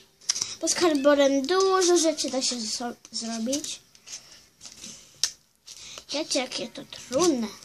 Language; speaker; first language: Polish; early bilingual, heritage; Polish